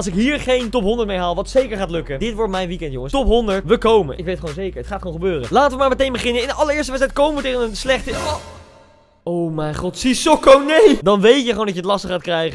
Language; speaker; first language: Dutch; native; Dutch